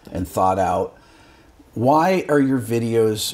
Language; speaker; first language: English; native; English